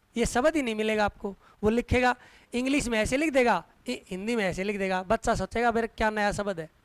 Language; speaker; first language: Hindi; native; Hindi